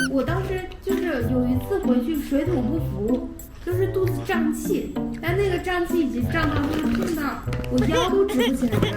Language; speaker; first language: Chinese; native; Chinese